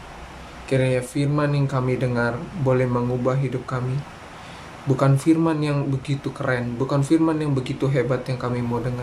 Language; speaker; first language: Indonesian; native; Indonesian